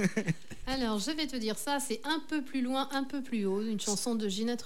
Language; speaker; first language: French; native; French